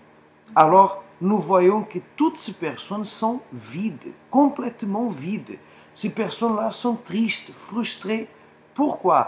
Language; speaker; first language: French; non-native, fluent; Portuguese